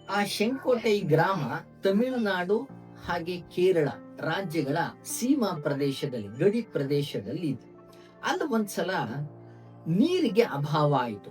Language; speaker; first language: Kannada; non-native, local second language; Tamil